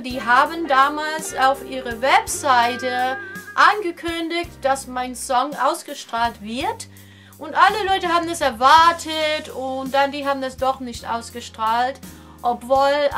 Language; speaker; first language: German; non-native, fluent; English